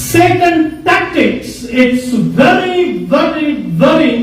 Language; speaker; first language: English; non-native, local second language; Kannada